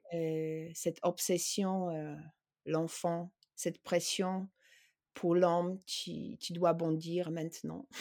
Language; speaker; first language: French; non-native, fluent; Polish